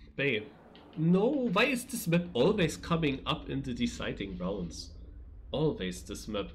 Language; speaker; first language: English; non-native, fluent; German